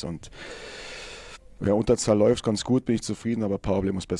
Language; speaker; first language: German; native; German